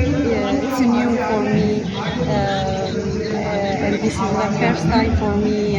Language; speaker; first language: English; non-native, learner; Arabic